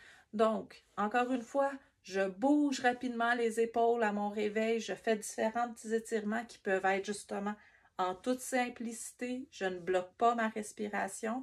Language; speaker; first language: French; native; French